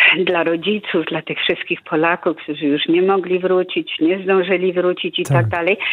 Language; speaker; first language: Polish; early bilingual, heritage; Polish